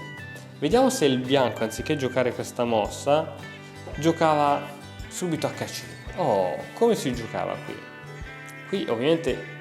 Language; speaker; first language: Italian; native; Italian